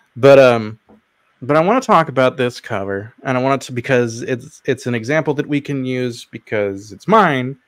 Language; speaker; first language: English; native; English